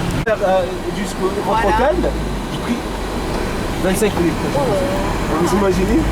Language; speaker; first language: French; non-native, fluent; Arabic